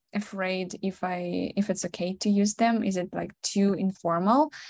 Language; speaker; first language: English; non-native, fluent; Ukrainian